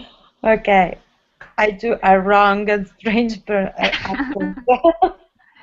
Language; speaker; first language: English; non-native, learner; Italian